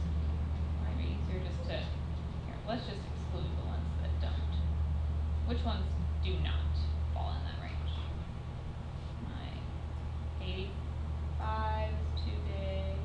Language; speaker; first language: English; native; English